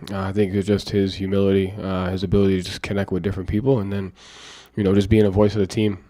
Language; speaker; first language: English; native; English